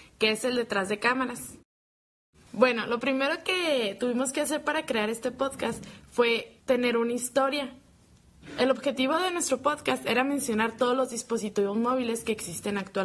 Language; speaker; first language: Spanish; native; Spanish